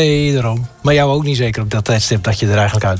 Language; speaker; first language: Dutch; native; Dutch